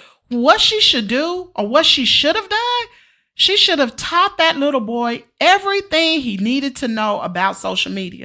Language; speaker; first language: English; native; English